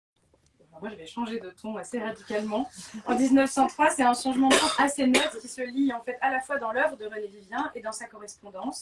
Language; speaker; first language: French; native; French